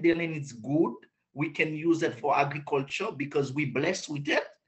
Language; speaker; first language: English; non-native, learner; Haitian Creole